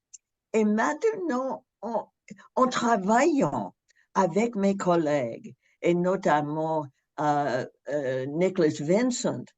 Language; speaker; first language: French; non-native, fluent; English